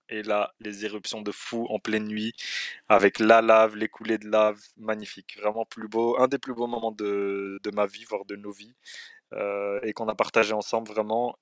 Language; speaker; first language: French; early bilingual, other home language; Arabic